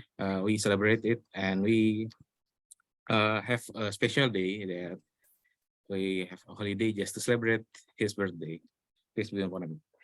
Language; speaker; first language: English; non-native, learner; Indonesian